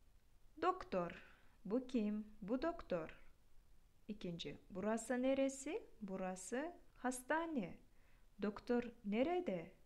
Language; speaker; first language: Turkish; non-native, fluent; Kyrgyz